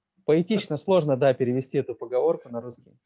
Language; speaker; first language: Russian; native; Russian